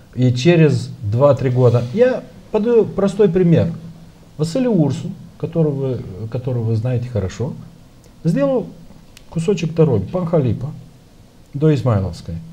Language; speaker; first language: Russian; non-native, local second language; Romanian